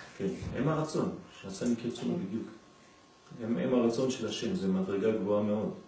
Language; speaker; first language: Hebrew; non-native, fluent; French